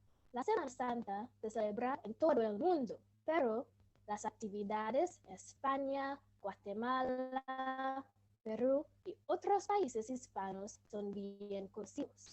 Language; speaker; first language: Spanish; non-native, learner; English